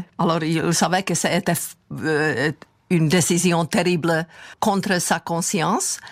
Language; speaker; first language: French; non-native, fluent; Czech